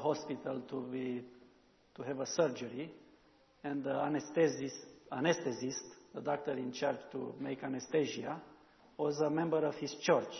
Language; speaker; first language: English; non-native, learner; Romanian